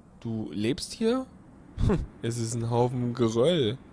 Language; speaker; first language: German; native; German